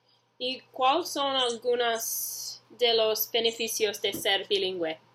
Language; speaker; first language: Spanish; early bilingual, heritage; English